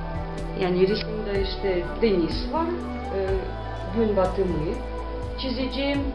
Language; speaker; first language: Turkish; non-native, learner; Russian